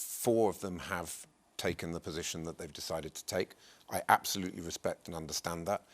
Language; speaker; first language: English; native; English